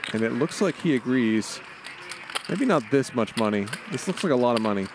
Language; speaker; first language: English; native; English